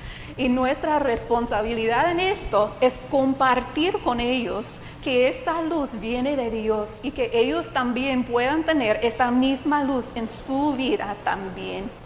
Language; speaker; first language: Spanish; non-native, fluent; English